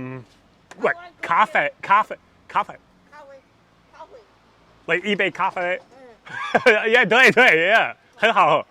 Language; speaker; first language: Chinese; non-native, learner; English